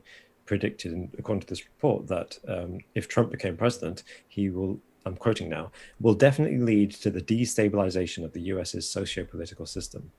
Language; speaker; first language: English; native; English